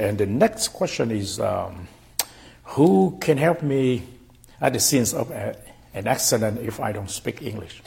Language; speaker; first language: English; non-native, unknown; Vietnamese